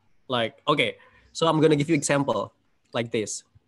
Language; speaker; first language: English; non-native, fluent; Indonesian